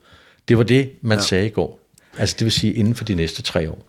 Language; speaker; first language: Danish; native; Danish